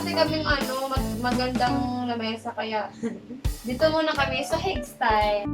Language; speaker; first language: Filipino; non-native, local second language; Cebuano